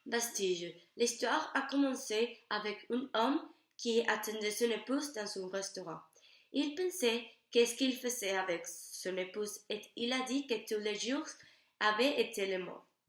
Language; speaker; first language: French; non-native, learner; Spanish